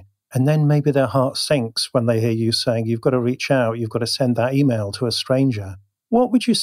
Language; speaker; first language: English; native; English